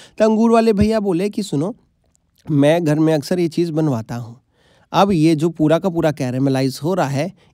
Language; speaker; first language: Hindi; native; Hindi